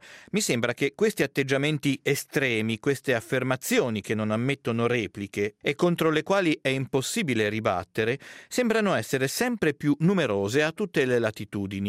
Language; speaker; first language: Italian; native; Italian